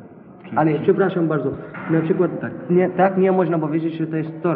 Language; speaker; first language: Polish; non-native, learner; Arabic